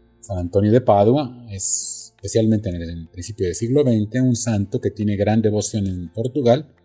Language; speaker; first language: Spanish; native; Spanish